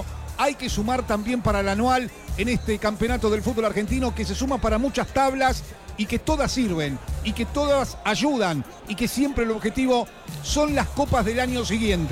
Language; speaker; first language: Spanish; native; Spanish